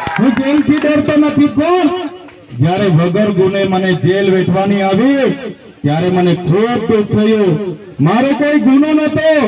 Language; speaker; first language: Gujarati; non-native, local second language; Vasavi